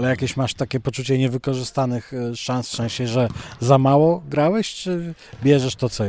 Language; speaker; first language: Polish; native; Polish